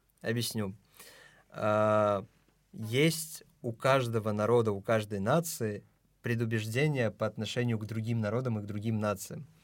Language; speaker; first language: Russian; non-native, local second language; Tajik